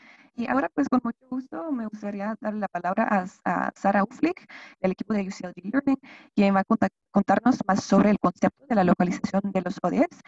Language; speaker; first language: Spanish; non-native, fluent; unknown